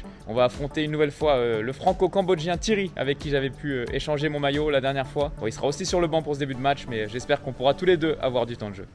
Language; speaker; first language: French; native; French